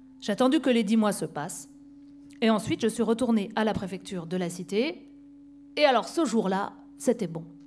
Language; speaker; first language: French; native; French